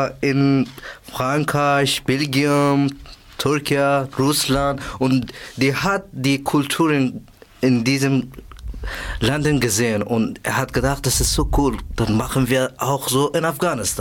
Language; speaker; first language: German; non-native, learner; Persian